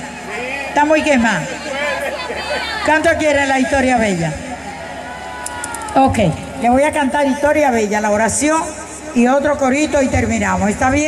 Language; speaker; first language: Spanish; native; Spanish